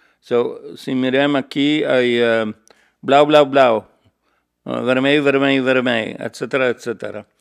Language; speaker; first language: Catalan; non-native, learner; Polish